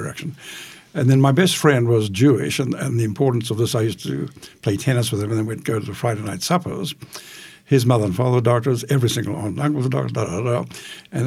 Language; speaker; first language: English; native; English